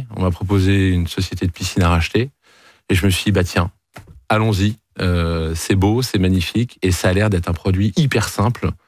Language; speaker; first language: French; native; French